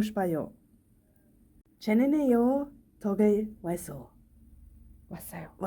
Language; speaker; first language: Korean; non-native, learner; German